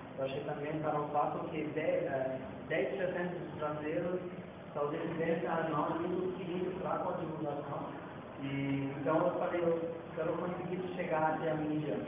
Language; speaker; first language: Portuguese; non-native, fluent; German